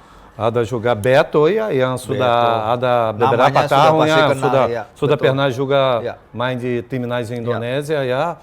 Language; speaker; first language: Indonesian; non-native, fluent; Portuguese